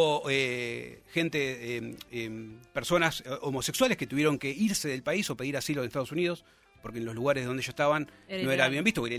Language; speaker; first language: Spanish; native; Spanish